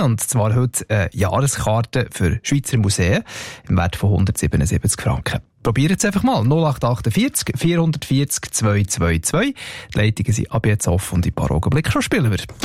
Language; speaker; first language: German; native; German